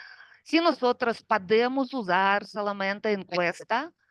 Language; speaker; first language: Spanish; non-native, fluent; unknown